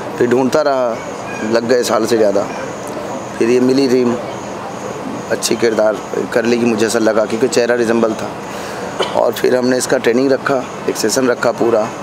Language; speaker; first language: Hindi; native; Hindi